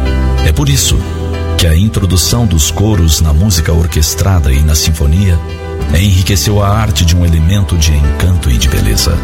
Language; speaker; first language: Portuguese; native; Portuguese